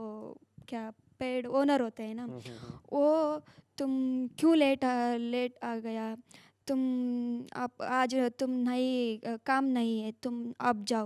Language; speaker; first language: Hindi; non-native, local second language; Kannada